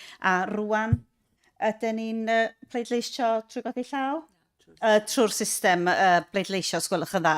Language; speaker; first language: Welsh; native; Welsh